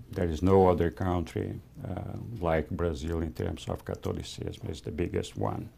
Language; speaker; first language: English; non-native, fluent; Spanish